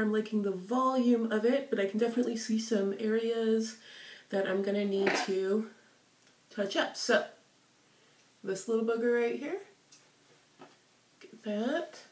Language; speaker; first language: English; native; English